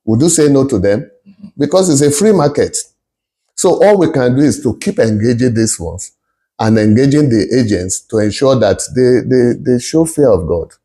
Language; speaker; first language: English; non-native, local second language; Yoruba